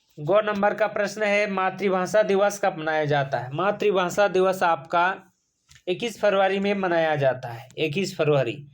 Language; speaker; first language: Hindi; native; Hindi